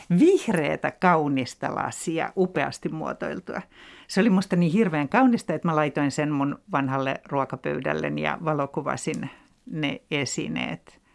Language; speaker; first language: Finnish; native; Finnish